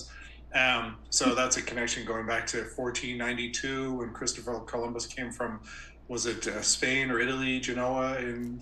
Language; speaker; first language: English; native; English